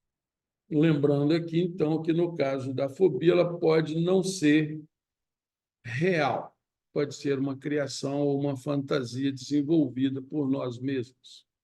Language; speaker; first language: Portuguese; native; Portuguese